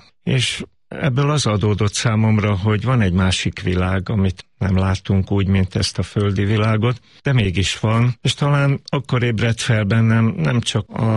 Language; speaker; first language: Hungarian; native; Hungarian